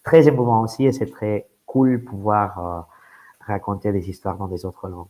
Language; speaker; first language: French; non-native, fluent; Spanish